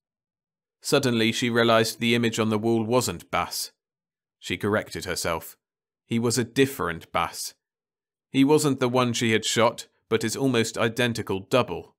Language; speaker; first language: English; native; English